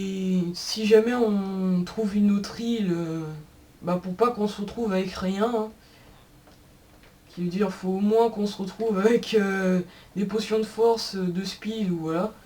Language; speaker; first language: French; native; French